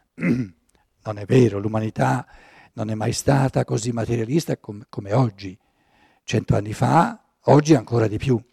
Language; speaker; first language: Italian; non-native, fluent; German